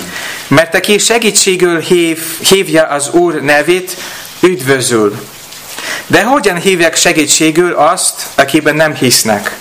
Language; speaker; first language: Hungarian; non-native, learner; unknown